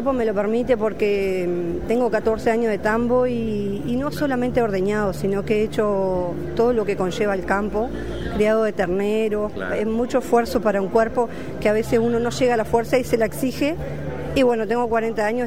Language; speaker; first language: Spanish; native; Spanish